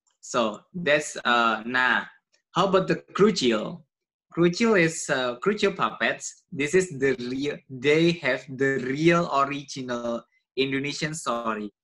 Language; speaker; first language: English; non-native, learner; Indonesian